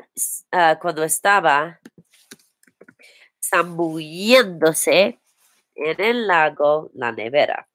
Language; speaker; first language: Spanish; non-native, learner; English